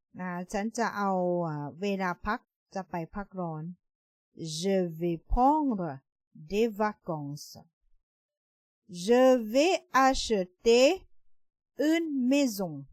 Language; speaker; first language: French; non-native, fluent; Thai